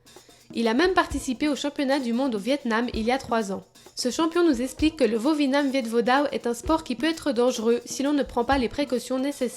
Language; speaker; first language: French; native; French